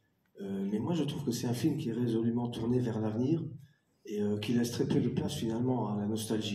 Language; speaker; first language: French; native; French